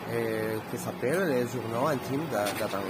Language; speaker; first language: French; non-native, fluent; Spanish